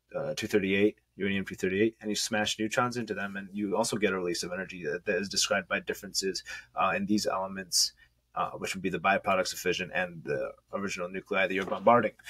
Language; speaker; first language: English; native; English